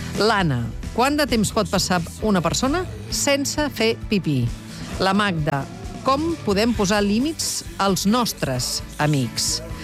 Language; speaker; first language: Catalan; native; Catalan